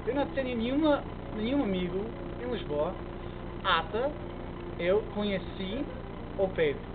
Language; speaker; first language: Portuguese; non-native, learner; English